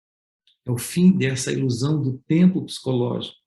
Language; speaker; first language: Portuguese; native; Portuguese